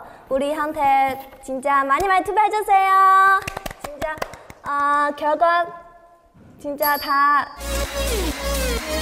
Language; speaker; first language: Korean; non-native, learner; Chinese